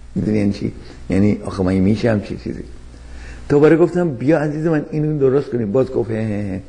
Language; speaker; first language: Persian; native; Persian